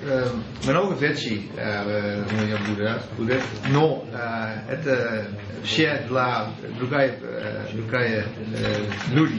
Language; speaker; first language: Russian; non-native, learner; Dutch